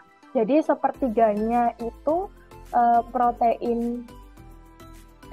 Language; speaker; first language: Indonesian; native; Indonesian